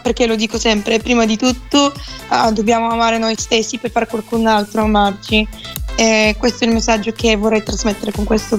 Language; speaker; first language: Italian; non-native, fluent; Bulgarian